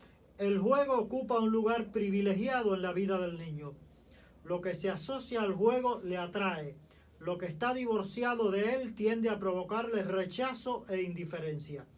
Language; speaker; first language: Spanish; native; Spanish